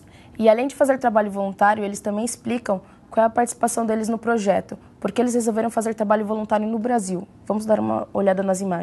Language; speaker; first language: Portuguese; native; Portuguese